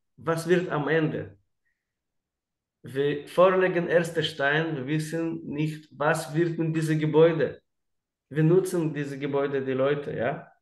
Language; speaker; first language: German; non-native, learner; Russian